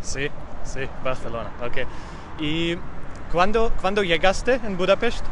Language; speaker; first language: Spanish; non-native, learner; Hungarian